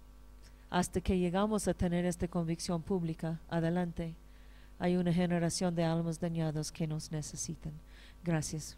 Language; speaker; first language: Spanish; non-native, fluent; English